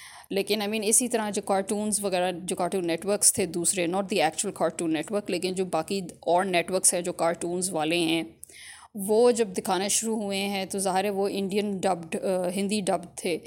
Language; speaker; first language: Urdu; early bilingual, other home language; English